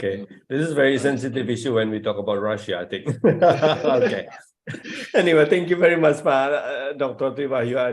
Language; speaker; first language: English; non-native, fluent; Indonesian